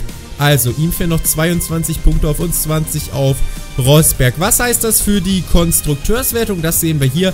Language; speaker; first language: German; native; German